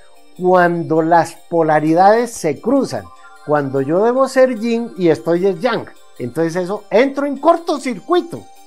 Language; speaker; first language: Spanish; native; Spanish